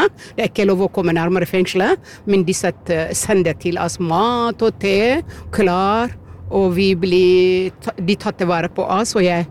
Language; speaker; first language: Norwegian; non-native, learner; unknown